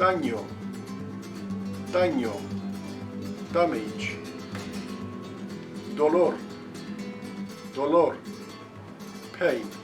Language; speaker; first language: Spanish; non-native, fluent; English